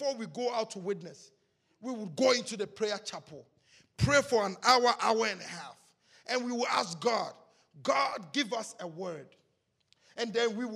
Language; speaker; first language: English; non-native, local second language; Akan